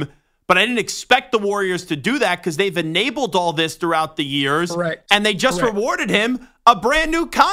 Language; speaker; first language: English; native; English